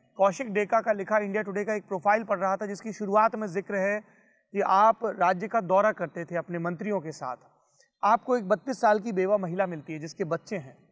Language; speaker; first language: Hindi; native; Hindi